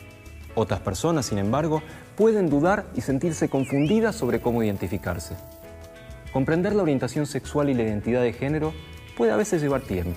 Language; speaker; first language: Spanish; native; Spanish